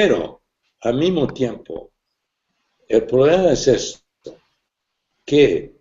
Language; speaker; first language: Spanish; non-native, fluent; English